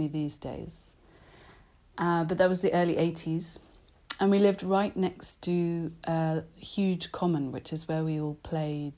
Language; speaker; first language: English; native; English